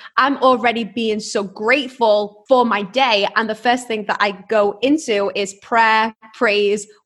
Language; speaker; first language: English; native; English